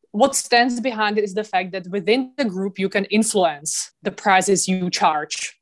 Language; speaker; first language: English; non-native, fluent; Czech